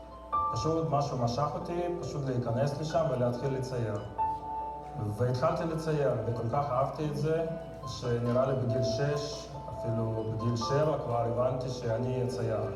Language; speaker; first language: Hebrew; non-native, fluent; Russian